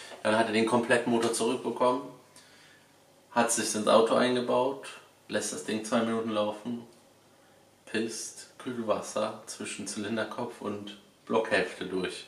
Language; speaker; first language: German; native; German